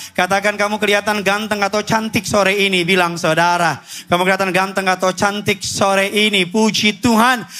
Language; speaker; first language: Indonesian; native; Indonesian